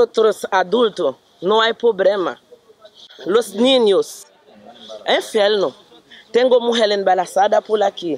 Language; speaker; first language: Spanish; non-native, learner; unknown